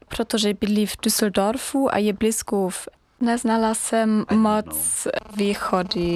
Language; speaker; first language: Czech; non-native, learner; German